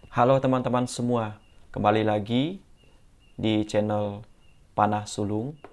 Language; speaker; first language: Indonesian; non-native, local second language; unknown